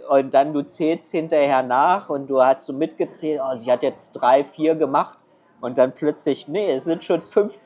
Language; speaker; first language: German; non-native, fluent; Chinese